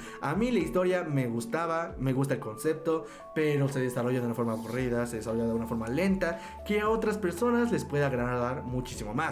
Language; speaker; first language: Spanish; native; Spanish